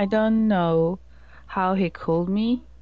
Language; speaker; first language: English; non-native, learner; Korean